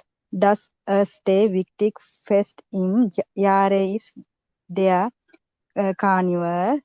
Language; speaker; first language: German; non-native, learner; Sinhala